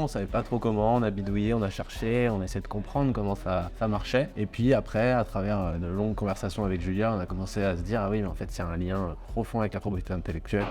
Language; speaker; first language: French; native; French